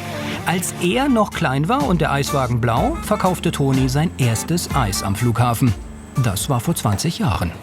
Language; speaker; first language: German; native; German